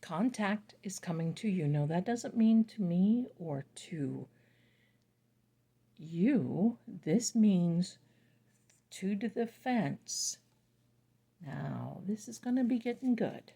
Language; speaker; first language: English; native; English